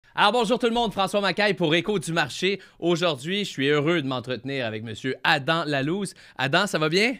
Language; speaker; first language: French; native; French